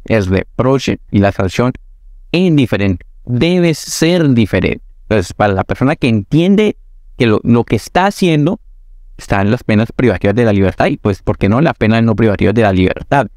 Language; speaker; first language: Spanish; native; Spanish